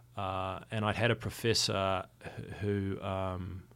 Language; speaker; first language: English; native; English